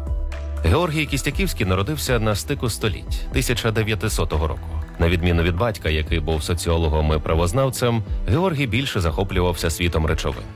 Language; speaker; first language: Ukrainian; native; Ukrainian